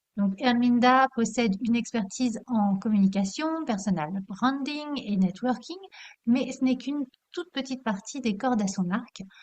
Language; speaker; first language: French; native; French